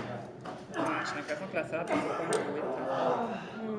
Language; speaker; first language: French; native; French